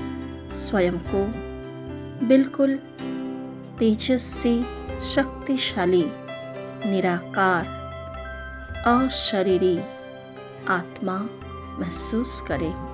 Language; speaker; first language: Hindi; native; Hindi